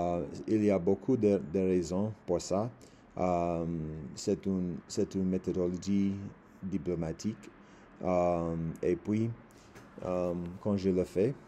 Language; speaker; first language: French; non-native, learner; English